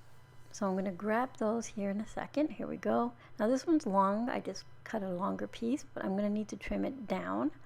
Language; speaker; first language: English; native; English